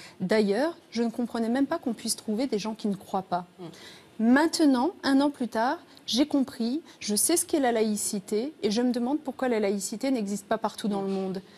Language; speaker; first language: French; early bilingual, other home language; Riffian